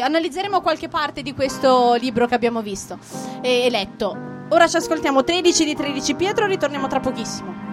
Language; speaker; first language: Italian; native; Italian